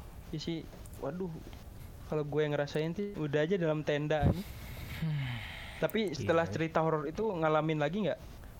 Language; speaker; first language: Indonesian; non-native, local second language; Sundanese